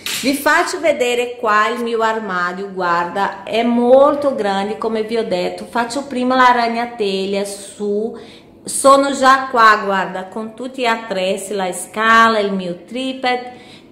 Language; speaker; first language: Italian; non-native, fluent; Portuguese